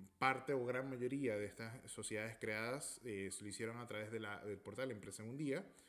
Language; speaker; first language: Spanish; native; Spanish